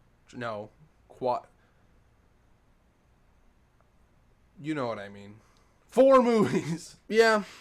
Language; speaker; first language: English; native; English